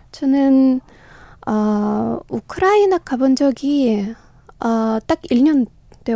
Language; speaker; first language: Korean; non-native, learner; Ukrainian